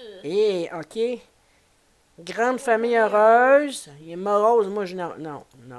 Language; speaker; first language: French; native; French